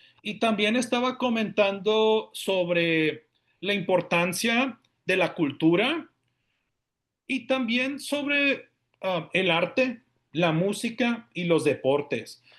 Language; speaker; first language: Spanish; early bilingual, heritage; Spanish